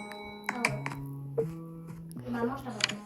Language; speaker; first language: French; native; French